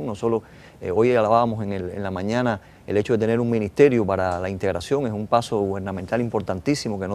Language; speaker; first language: Spanish; native; Spanish